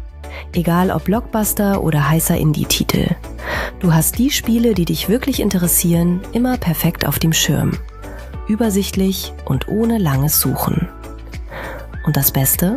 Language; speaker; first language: German; native; German